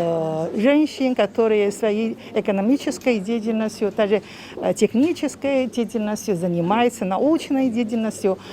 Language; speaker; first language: Russian; non-native, fluent; Chinese